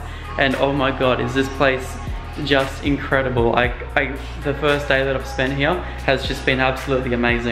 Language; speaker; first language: English; native; English